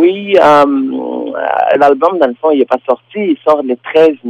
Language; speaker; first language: French; non-native, fluent; Tsonga